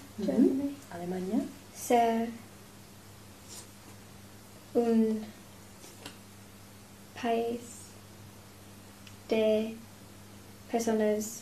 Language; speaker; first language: Spanish; non-native, learner; English